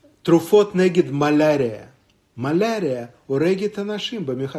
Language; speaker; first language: Hebrew; non-native, fluent; Russian